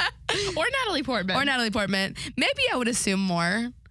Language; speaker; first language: English; native; English